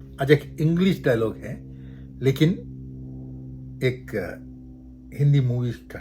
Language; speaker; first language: Hindi; non-native, local second language; Malayalam